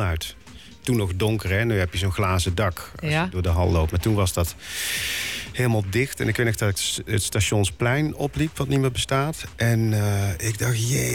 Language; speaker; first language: Dutch; native; Dutch